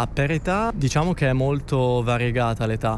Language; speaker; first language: Italian; native; Italian